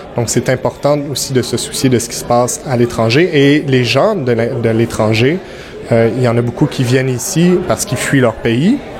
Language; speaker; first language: French; native; French